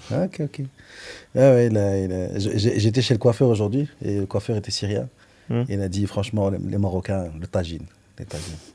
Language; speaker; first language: French; early bilingual, other home language; Arabic